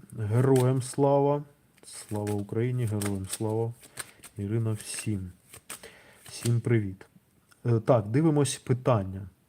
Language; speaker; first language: Ukrainian; non-native, local second language; Russian